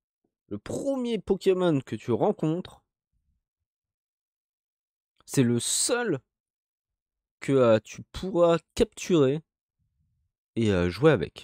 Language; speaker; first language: French; native; French